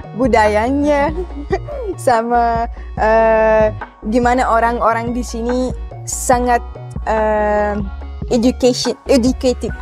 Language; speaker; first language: Indonesian; non-native, learner; Arabic